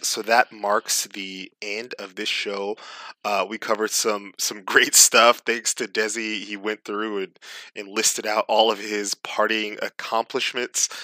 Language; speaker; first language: English; native; English